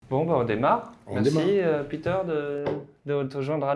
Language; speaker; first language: French; native; French